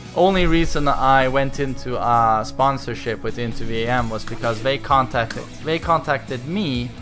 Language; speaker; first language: English; non-native, fluent; Swedish